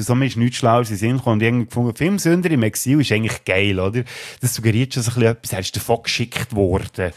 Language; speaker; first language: German; native; German